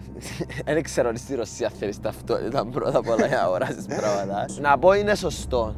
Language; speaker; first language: Greek; native; Greek